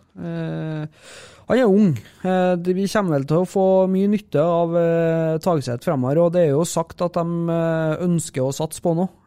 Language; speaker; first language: Norwegian; native; Norwegian